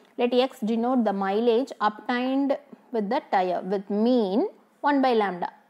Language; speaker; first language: English; non-native, local second language; Tamil